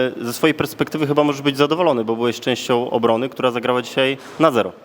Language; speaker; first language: Polish; native; Polish